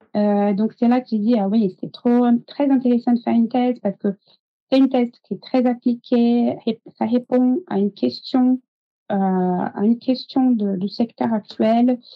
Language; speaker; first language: French; non-native, fluent; Portuguese